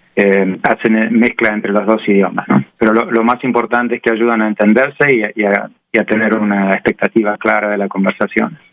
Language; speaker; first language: Spanish; native; Spanish